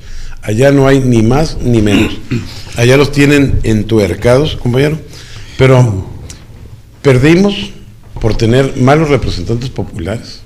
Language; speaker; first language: Spanish; native; Spanish